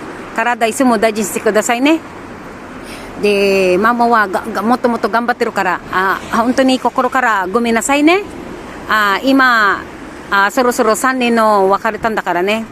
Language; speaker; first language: Japanese; non-native, learner; Filipino